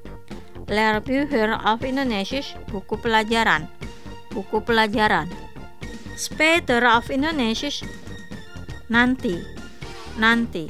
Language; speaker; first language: German; non-native, learner; Indonesian